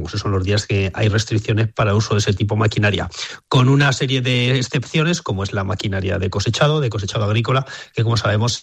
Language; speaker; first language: Spanish; native; Spanish